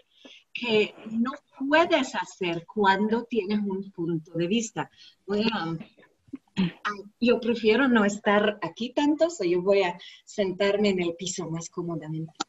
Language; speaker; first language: Spanish; non-native, learner; English